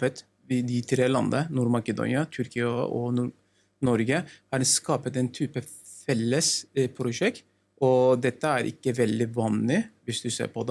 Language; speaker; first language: Norwegian; non-native, learner; Turkish